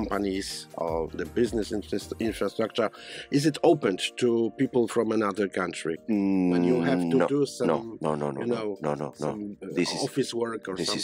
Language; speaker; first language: English; non-native, fluent; Polish